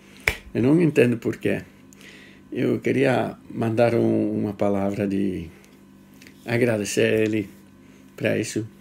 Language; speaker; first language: Portuguese; non-native, fluent; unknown